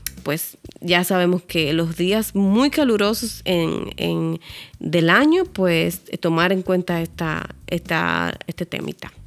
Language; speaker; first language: Spanish; native; Spanish